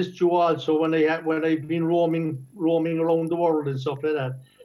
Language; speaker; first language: English; native; English